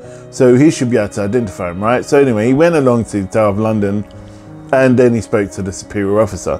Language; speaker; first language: English; native; English